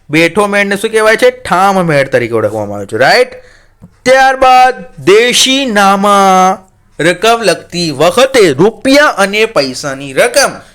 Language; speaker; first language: Gujarati; non-native, local second language; Marathi